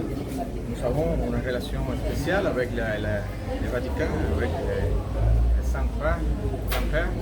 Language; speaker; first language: French; non-native, learner; Spanish